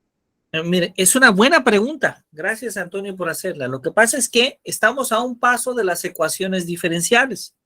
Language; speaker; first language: Spanish; native; Spanish